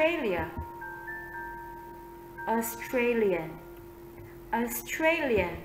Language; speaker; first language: English; non-native, fluent; Vietnamese